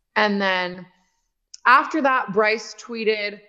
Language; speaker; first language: English; native; English